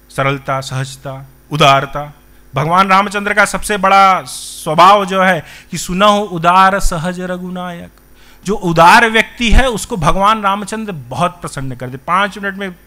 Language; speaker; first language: Hindi; native; Hindi